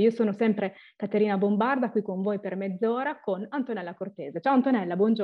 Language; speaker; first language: Italian; native; Italian